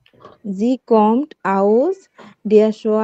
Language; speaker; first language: German; non-native, learner; Bangla